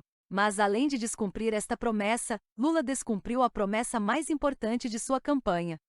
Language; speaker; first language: Portuguese; native; Portuguese